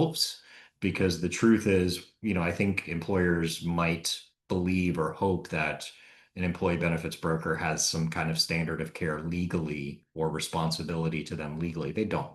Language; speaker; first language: English; native; English